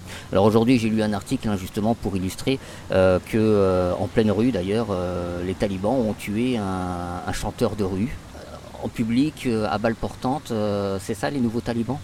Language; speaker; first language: French; native; French